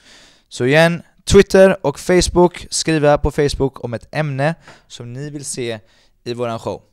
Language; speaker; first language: Swedish; native; Swedish